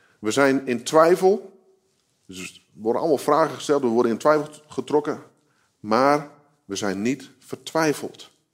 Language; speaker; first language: Dutch; native; Dutch